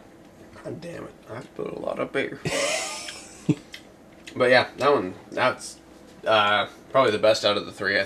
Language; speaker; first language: English; native; English